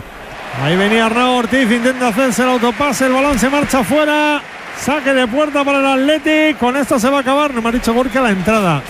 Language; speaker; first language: Spanish; native; Spanish